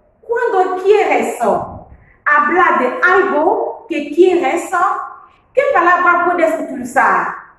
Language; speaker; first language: Spanish; non-native, fluent; French